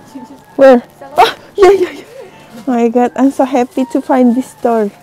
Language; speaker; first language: English; non-native, learner; Indonesian